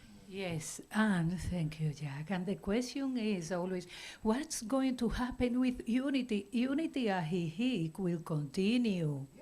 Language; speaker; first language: English; non-native, fluent; Spanish